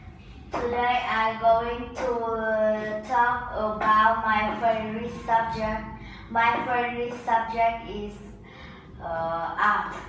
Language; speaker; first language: English; non-native, learner; Vietnamese